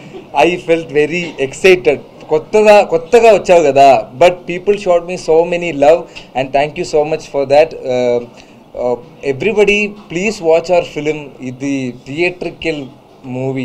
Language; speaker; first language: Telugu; non-native, learner; Malayalam